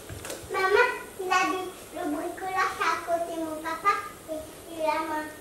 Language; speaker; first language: French; native; French